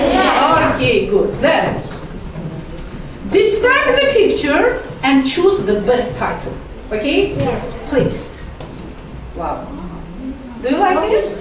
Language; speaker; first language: English; non-native, fluent; Azerbaijani